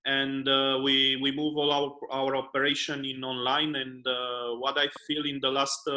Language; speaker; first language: English; non-native, fluent; Romanian